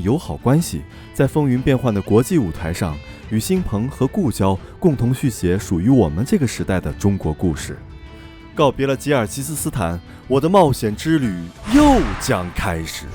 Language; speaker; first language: Chinese; native; Chinese